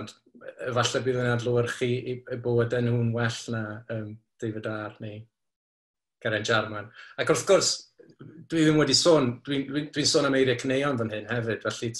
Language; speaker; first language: Welsh; native; Welsh